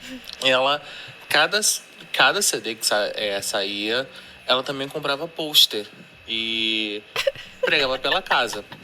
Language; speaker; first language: Portuguese; native; Portuguese